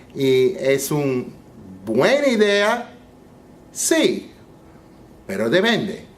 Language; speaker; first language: Spanish; non-native, learner; English